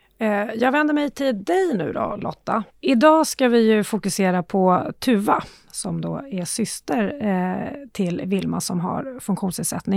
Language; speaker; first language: Swedish; native; Swedish